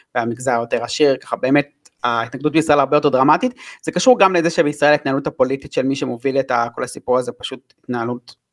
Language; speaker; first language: Hebrew; native; Hebrew